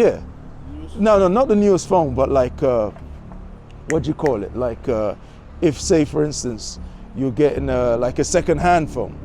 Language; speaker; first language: English; non-native, fluent; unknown